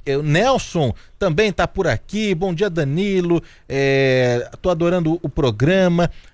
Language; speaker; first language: Portuguese; native; Portuguese